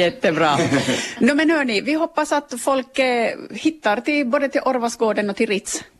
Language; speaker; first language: Swedish; native; Swedish